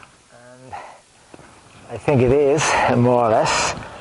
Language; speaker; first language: English; non-native, fluent; Japanese